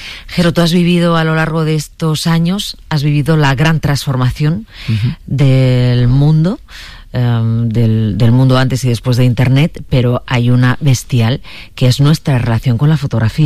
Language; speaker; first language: Spanish; native; Spanish